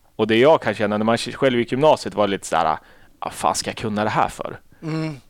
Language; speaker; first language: Swedish; native; Swedish